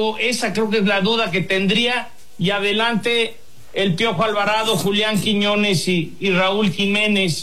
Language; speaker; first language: Spanish; native; Spanish